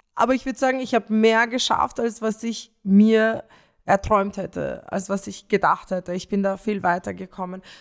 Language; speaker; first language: German; early bilingual, other home language; Romanian